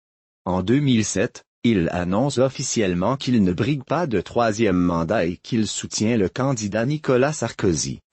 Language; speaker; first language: French; native; French